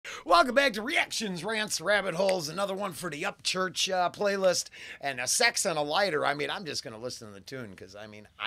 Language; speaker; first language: English; native; English